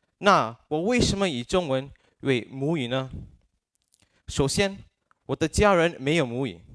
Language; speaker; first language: Chinese; non-native, local second language; English